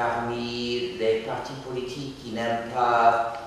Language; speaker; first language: French; non-native, fluent; English